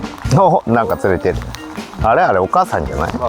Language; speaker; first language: Japanese; native; Japanese